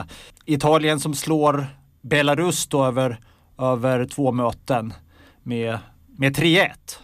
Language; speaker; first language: Swedish; native; Swedish